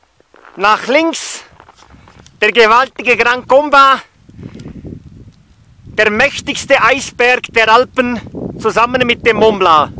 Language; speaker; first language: German; native; German